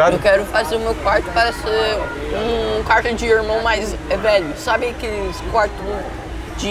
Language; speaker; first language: Portuguese; early bilingual, heritage; Portuguese